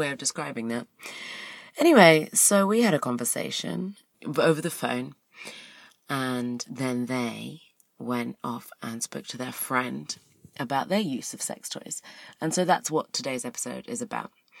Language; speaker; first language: English; native; English